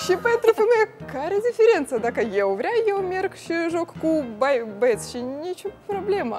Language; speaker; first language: Romanian; non-native, learner; Russian